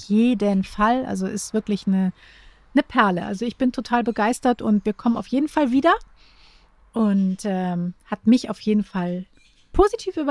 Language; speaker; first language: German; native; German